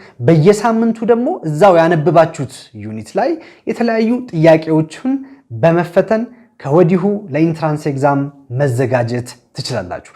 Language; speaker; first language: Amharic; native; Amharic